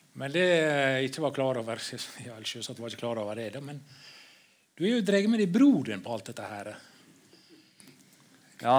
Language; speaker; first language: Norwegian; native; Norwegian